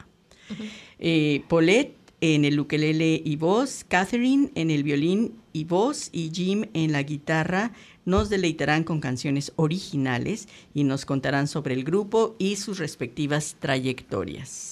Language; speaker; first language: Spanish; native; Spanish